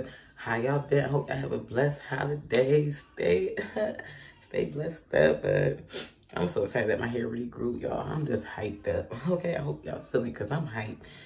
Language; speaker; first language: English; native; English